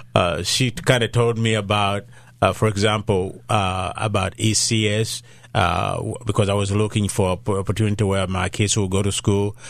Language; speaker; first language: English; non-native, local second language; Ganda